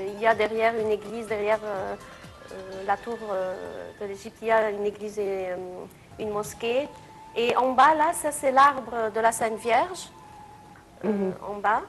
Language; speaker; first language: French; non-native, fluent; Arabic